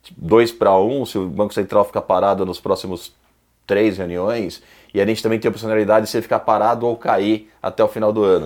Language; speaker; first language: Portuguese; native; Portuguese